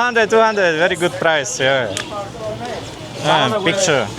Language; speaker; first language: English; non-native, learner; Slovak